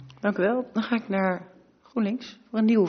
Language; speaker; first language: Dutch; native; Dutch